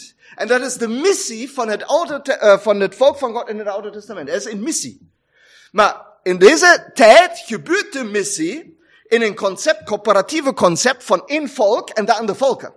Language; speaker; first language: Dutch; non-native, fluent; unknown